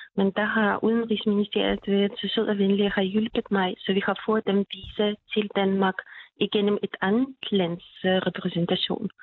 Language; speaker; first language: Danish; non-native, fluent; Russian